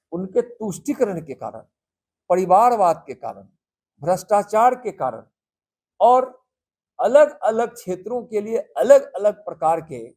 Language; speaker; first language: Hindi; native; Hindi